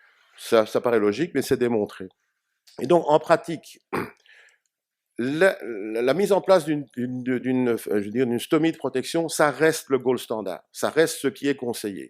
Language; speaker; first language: French; native; French